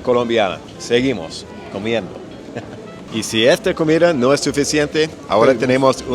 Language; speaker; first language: Spanish; non-native, fluent; English